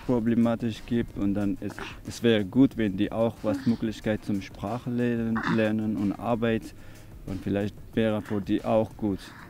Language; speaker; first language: German; non-native, learner; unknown